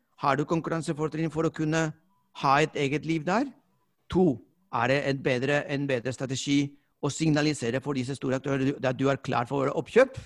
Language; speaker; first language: Norwegian; non-native, fluent; Spanish